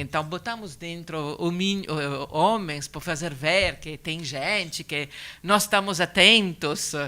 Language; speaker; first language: Portuguese; non-native, learner; Italian